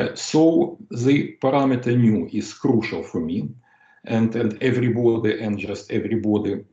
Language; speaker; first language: English; non-native, fluent; Russian